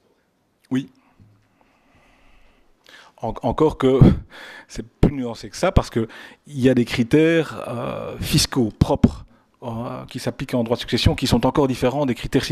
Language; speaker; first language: French; native; French